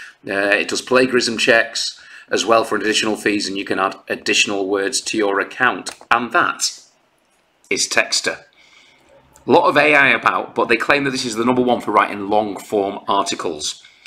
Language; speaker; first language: English; native; English